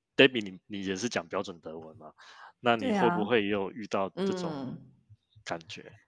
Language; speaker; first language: Chinese; non-native, local second language; Min Nan Chinese